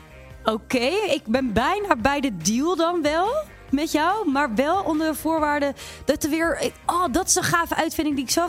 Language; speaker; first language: Dutch; native; Dutch